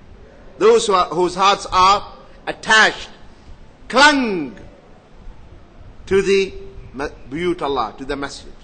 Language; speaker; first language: English; non-native, fluent; Arabic